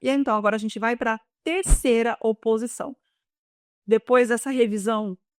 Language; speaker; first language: Portuguese; native; Portuguese